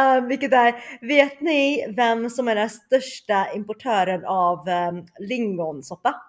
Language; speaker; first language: Swedish; early bilingual, other home language; Chinese